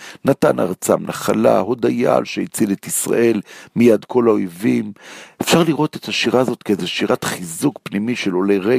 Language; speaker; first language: Hebrew; native; Hebrew